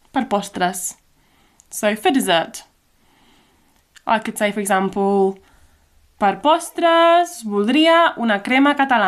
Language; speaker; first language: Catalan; non-native, learner; English